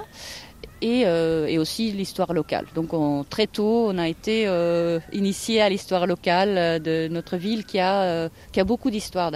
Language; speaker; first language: French; non-native, fluent; Norwegian